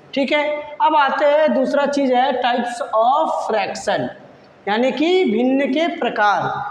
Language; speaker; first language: Hindi; native; Hindi